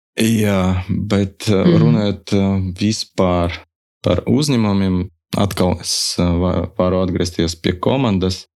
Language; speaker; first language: Latvian; non-native, local second language; Russian